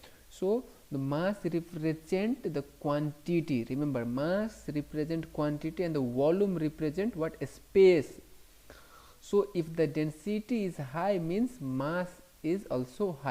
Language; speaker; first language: English; non-native, local second language; Hindi